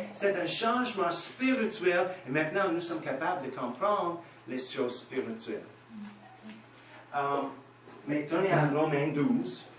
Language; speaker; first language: French; non-native, fluent; English